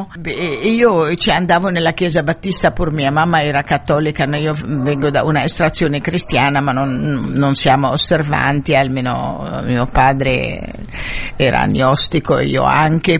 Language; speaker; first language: Italian; non-native, fluent; Arabic